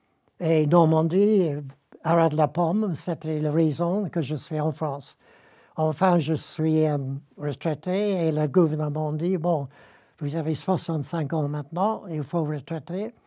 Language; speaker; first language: French; non-native, fluent; English